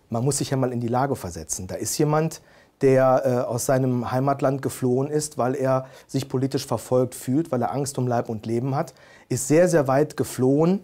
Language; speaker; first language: German; native; German